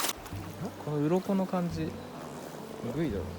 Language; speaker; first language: Japanese; native; Japanese